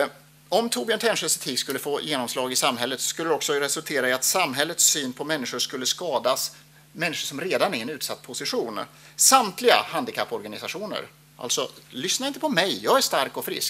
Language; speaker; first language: Swedish; native; Swedish